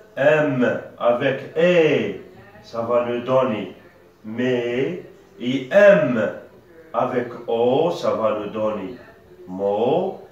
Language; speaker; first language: French; non-native, local second language; Arabic